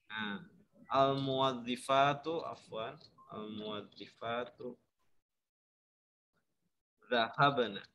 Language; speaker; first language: Arabic; non-native, fluent; Indonesian